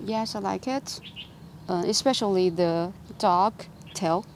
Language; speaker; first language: English; non-native, fluent; Chinese